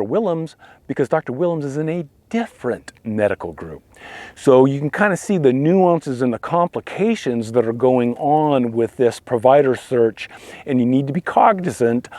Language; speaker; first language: English; native; English